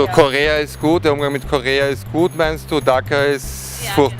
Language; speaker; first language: German; native; German